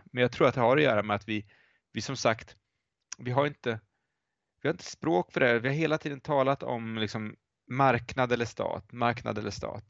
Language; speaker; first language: Swedish; native; Swedish